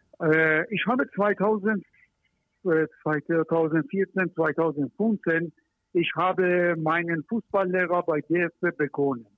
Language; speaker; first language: German; non-native, learner; Persian